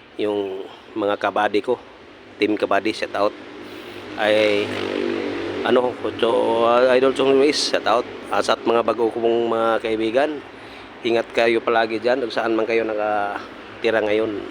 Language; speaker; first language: Filipino; non-native, local second language; Bikol